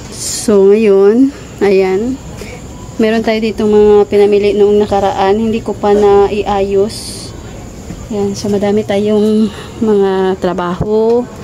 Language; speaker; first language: Filipino; non-native, local second language; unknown